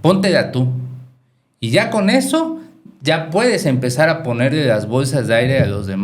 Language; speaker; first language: Spanish; native; Spanish